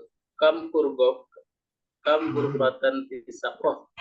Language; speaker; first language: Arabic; non-native, learner; Indonesian